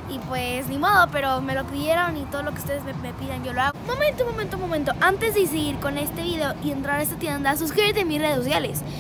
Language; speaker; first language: Spanish; native; Spanish